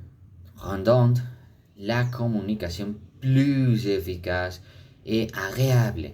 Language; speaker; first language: French; non-native, fluent; Spanish